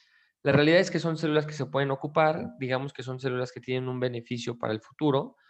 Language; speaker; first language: Spanish; native; Spanish